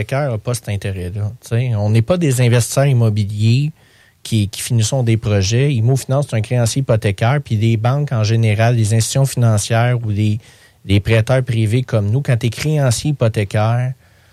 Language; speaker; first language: French; native; French